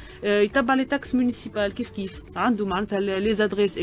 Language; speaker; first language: Arabic; native; Arabic